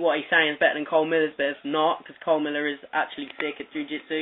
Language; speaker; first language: English; native; English